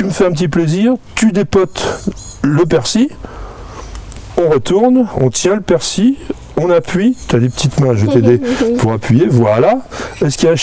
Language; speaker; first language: French; native; French